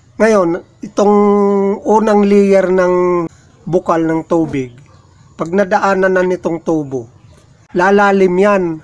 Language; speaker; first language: Filipino; non-native, local second language; Cebuano